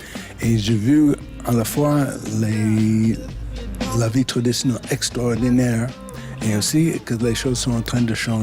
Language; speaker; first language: French; non-native, fluent; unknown